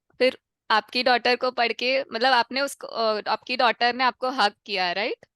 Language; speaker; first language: Hindi; non-native, local second language; Tamil